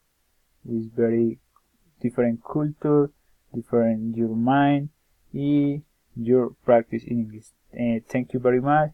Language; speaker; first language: English; non-native, learner; Spanish